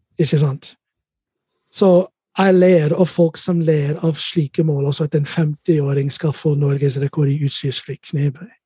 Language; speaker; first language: Norwegian; non-native, fluent; English